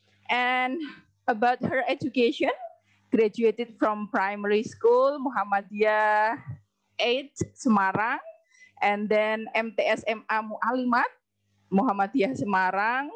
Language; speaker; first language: English; non-native, learner; Indonesian